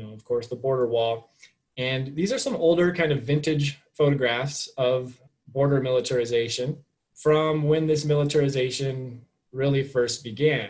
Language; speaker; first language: English; native; English